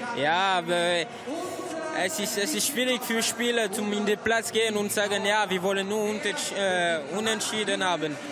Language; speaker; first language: German; non-native, fluent; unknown